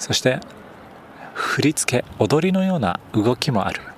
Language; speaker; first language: Japanese; native; Japanese